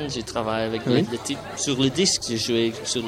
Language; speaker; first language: French; non-native, fluent; English